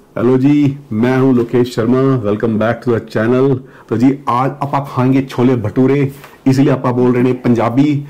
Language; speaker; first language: Hindi; native; Hindi